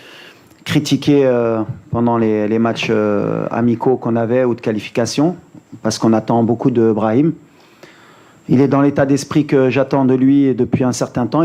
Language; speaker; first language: French; native; French